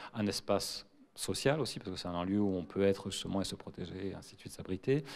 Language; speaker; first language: French; native; French